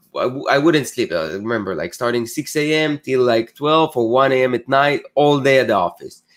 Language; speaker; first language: English; non-native, fluent; Hebrew